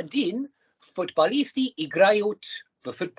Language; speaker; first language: Russian; non-native, learner; English